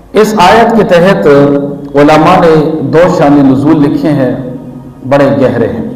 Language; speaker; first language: Urdu; non-native, local second language; Pashto